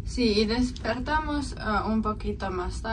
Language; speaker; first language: Spanish; non-native, learner; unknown